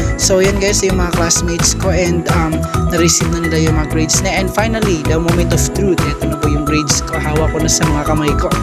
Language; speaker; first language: Filipino; non-native, local second language; Cebuano